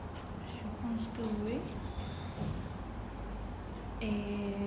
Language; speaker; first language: French; non-native, learner; Khmer